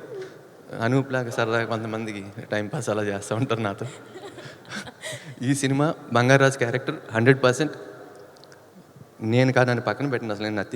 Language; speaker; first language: Telugu; native; Telugu